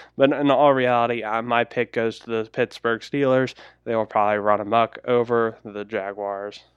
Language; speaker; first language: English; native; English